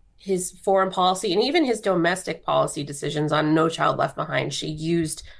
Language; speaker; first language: English; native; English